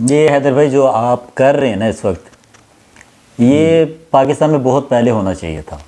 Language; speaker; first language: Urdu; native; Urdu